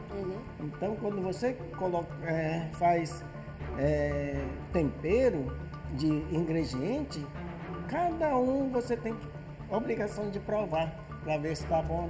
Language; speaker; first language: Portuguese; non-native, fluent; Japanese